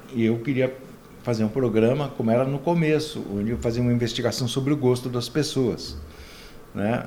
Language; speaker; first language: Portuguese; native; Portuguese